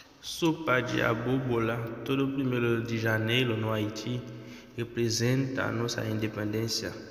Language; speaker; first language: Portuguese; non-native, fluent; Haitian Creole